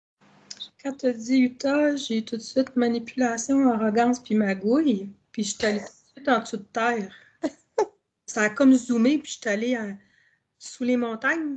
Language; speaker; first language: French; native; French